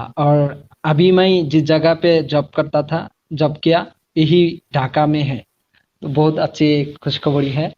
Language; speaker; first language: Hindi; non-native, learner; Bangla